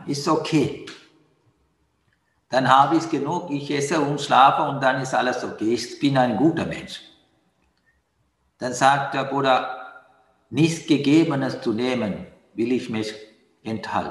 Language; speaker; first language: German; non-native, fluent; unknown